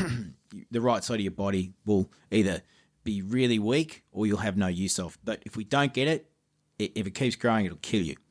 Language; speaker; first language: English; native; English